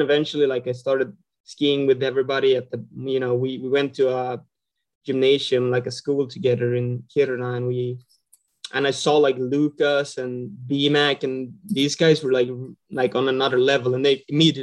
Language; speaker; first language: English; non-native, fluent; Swedish